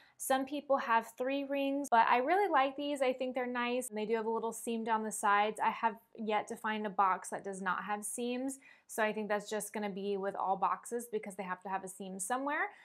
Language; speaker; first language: English; native; English